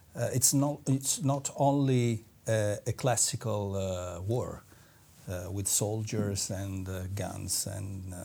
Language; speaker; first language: English; non-native, fluent; Italian